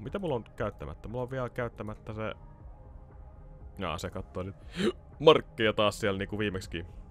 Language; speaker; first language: Finnish; native; Finnish